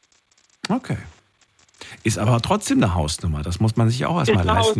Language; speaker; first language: German; native; German